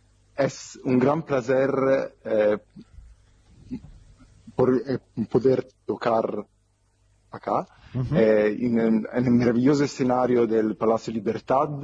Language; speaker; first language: Spanish; non-native, fluent; Italian